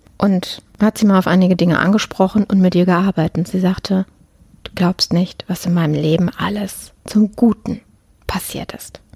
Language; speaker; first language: German; early bilingual, other home language; Polish